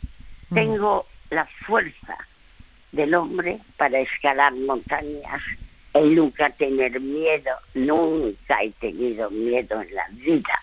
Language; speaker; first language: Spanish; early bilingual, other home language; French